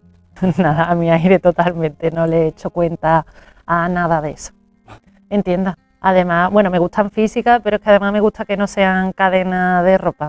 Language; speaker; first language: Spanish; native; Spanish